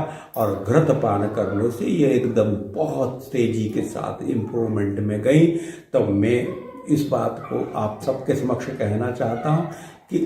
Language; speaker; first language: Hindi; native; Hindi